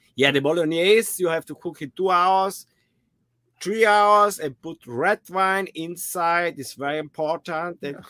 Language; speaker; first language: English; non-native, fluent; German